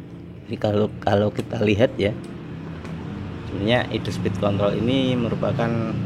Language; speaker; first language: Indonesian; native; Indonesian